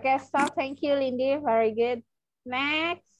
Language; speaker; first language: English; non-native, learner; Indonesian